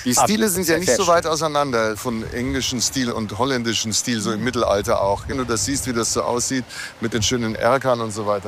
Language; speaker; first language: German; native; German